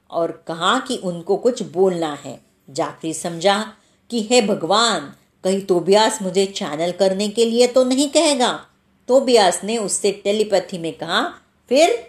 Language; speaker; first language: Hindi; non-native, local second language; Marathi